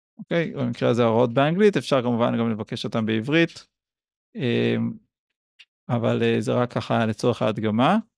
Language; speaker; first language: Hebrew; native; Hebrew